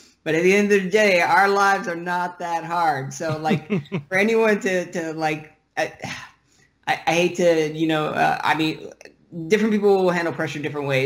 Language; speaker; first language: English; early bilingual, other home language; Russian